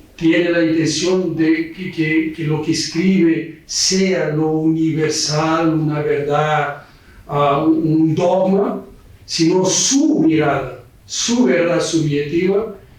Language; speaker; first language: Spanish; non-native, fluent; Portuguese